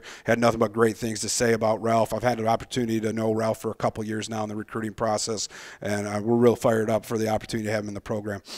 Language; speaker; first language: English; native; English